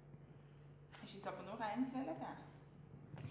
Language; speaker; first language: German; native; German